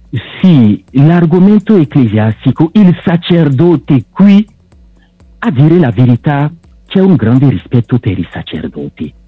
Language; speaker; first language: Italian; non-native, local second language; French